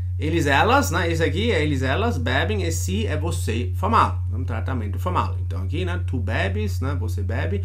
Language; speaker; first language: Portuguese; non-native, fluent; German